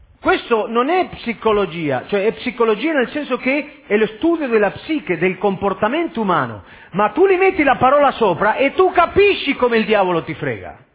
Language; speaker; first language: Italian; non-native, fluent; Spanish